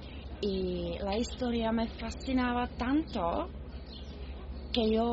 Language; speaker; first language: Spanish; non-native, fluent; Czech